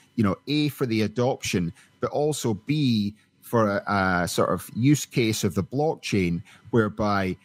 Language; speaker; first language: English; native; English